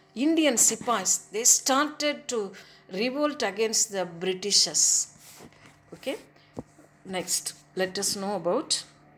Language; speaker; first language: English; non-native, local second language; Tamil